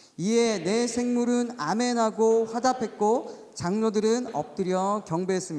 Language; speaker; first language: Korean; native; Korean